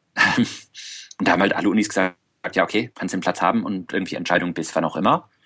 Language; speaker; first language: German; native; German